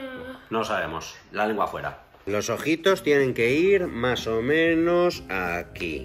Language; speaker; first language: Spanish; native; Spanish